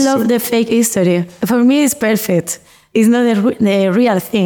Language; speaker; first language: English; non-native, learner; Spanish